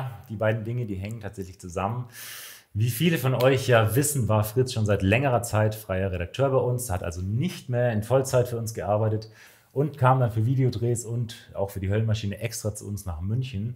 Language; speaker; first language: German; native; German